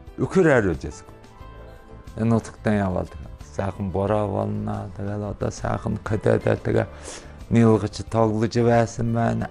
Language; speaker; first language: Mongolian; native; Mongolian